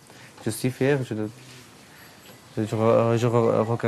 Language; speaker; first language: French; non-native, fluent; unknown